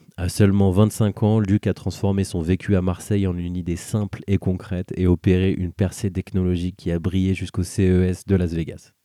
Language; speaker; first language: French; native; French